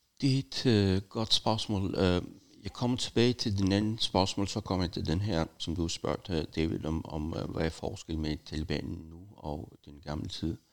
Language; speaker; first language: Danish; non-native, fluent; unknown